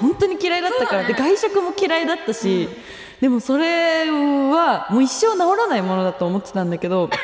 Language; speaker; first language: Japanese; native; Japanese